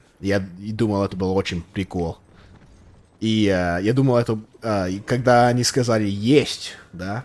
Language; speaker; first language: Russian; non-native, learner; English